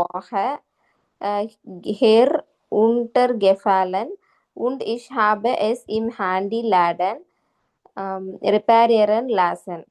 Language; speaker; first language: German; non-native, learner; Tamil